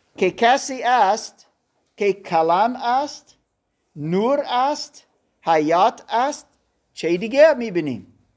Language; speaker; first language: Persian; non-native, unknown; German